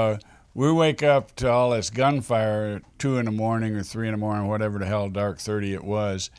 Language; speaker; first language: English; native; English